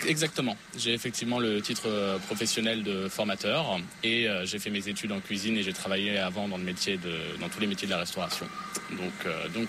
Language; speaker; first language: French; native; French